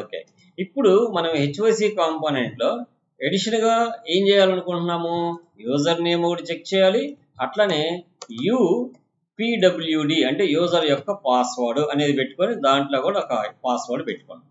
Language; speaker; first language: Telugu; native; Telugu